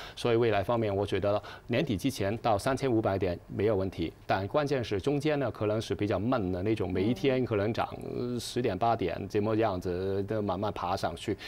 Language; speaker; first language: Chinese; non-native, fluent; Cantonese